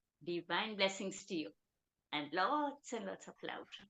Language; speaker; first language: English; non-native, local second language; Telugu